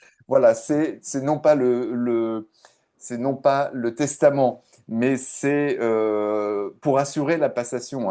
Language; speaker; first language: French; native; French